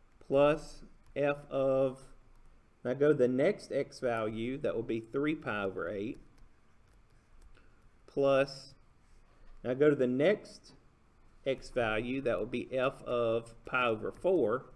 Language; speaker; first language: English; native; English